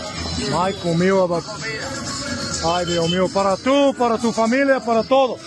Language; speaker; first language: Spanish; non-native, learner; Bulgarian